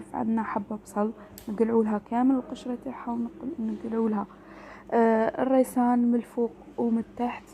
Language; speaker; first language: Arabic; native; Arabic